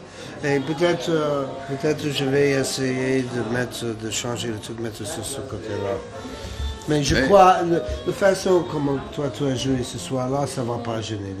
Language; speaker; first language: French; non-native, fluent; English